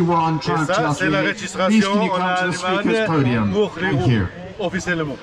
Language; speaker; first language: French; non-native, fluent; German